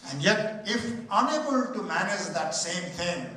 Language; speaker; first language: English; non-native, local second language; Nepali